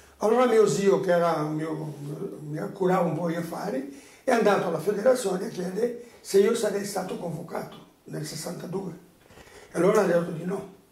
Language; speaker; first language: Italian; non-native, fluent; Portuguese